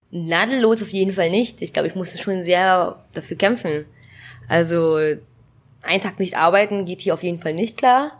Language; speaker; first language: German; early bilingual, other home language; Vietnamese